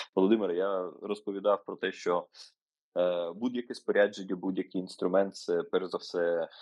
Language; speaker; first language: Ukrainian; native; Ukrainian